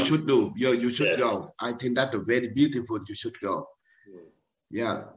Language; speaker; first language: English; non-native, learner; Vietnamese